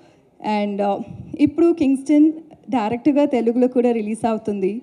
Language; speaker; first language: Telugu; non-native, learner; Tamil